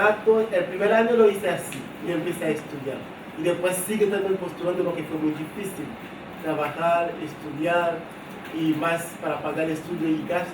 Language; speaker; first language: Spanish; non-native, fluent; Haitian Creole